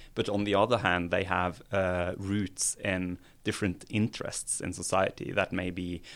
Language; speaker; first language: English; non-native, fluent; Norwegian